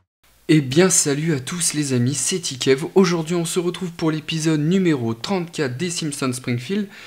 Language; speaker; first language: French; native; French